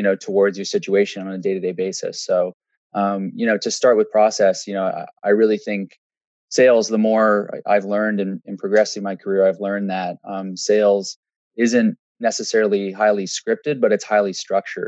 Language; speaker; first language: English; native; English